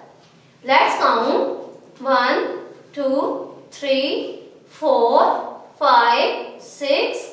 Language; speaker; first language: English; non-native, local second language; Urdu